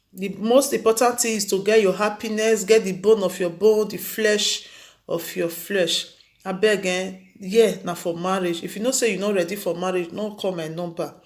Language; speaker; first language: Nigerian Pidgin; non-native, local second language; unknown